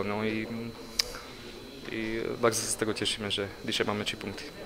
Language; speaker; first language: Polish; non-native, learner; Slovak